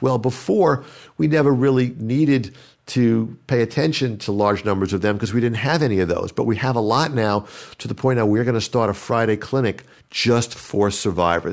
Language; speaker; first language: English; native; English